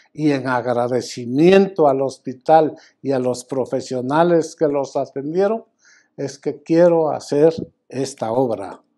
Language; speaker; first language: Spanish; native; Spanish